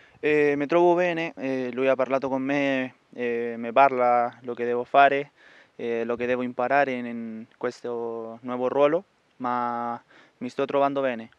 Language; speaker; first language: Italian; non-native, learner; Spanish